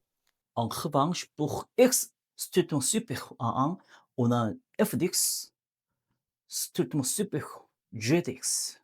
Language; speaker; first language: French; non-native, learner; Korean